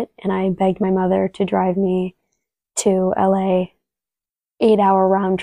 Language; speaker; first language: English; early bilingual, other home language; Spanish